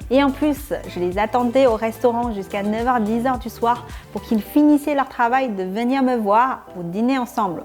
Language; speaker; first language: French; non-native, fluent; Chinese